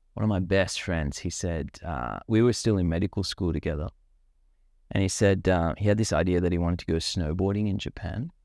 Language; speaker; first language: English; non-native, local second language; Sinhala